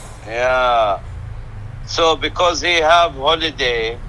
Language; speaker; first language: English; non-native, learner; Arabic